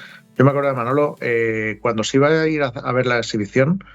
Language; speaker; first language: Spanish; native; Spanish